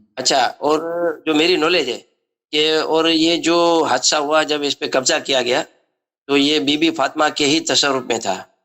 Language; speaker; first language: Urdu; non-native, local second language; Memoni